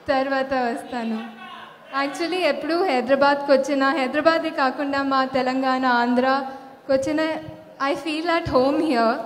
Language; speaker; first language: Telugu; non-native, fluent; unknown